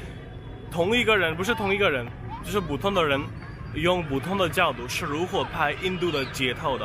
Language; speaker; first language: Chinese; non-native, fluent; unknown